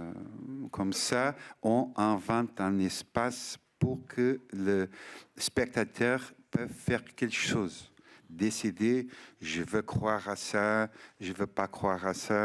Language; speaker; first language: French; non-native, fluent; Portuguese